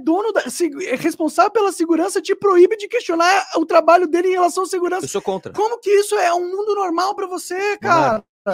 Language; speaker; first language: Portuguese; native; Portuguese